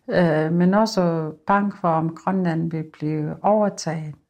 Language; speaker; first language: Danish; non-native, local second language; Kalaallisut